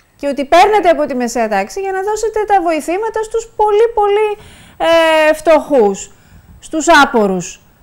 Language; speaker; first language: Greek; native; Greek